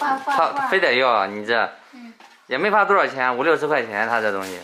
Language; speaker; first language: Chinese; native; Chinese